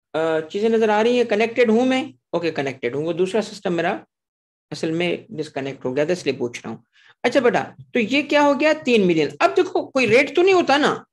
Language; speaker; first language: Urdu; non-native, local second language; Sindhi